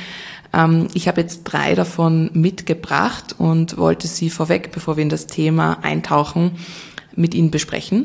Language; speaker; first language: German; native; German